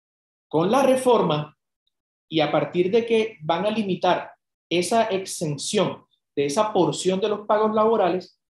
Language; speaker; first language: Spanish; native; Spanish